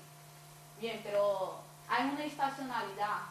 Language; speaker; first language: Spanish; non-native, fluent; Portuguese